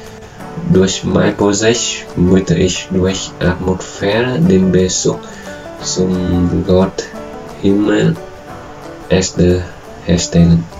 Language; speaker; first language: German; non-native, learner; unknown